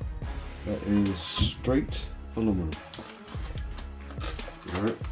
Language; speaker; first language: English; native; English